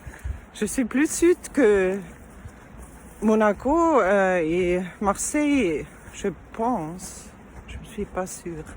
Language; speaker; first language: French; non-native, fluent; German